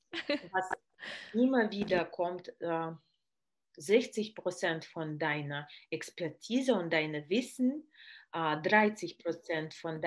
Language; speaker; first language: German; non-native, learner; Russian